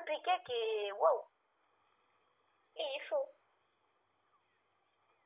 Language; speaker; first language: French; native; French